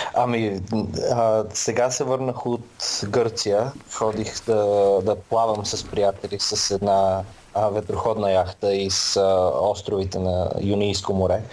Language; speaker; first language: Bulgarian; native; Bulgarian